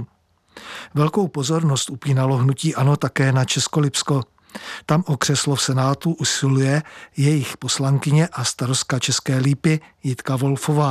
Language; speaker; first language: Czech; native; Czech